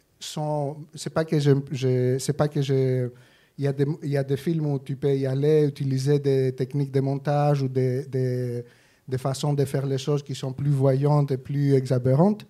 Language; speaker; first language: French; non-native, fluent; Greek